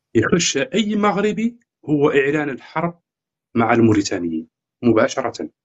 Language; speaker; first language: Arabic; native; Arabic